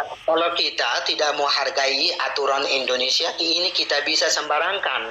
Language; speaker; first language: Indonesian; non-native, learner; Rohingya